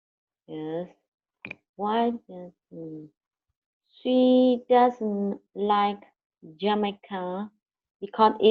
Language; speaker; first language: English; non-native, learner; Vietnamese